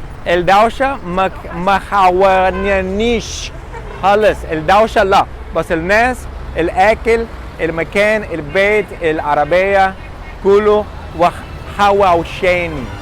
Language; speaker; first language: Arabic; non-native, learner; English